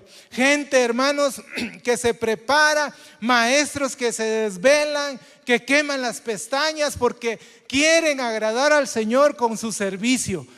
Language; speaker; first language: Spanish; native; Spanish